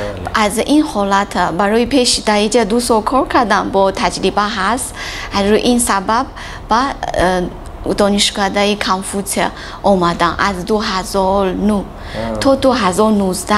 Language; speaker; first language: Persian; non-native, learner; Chinese